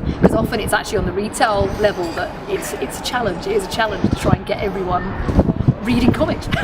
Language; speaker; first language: English; native; English